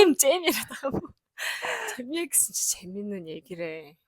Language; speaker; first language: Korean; non-native, fluent; Mongolian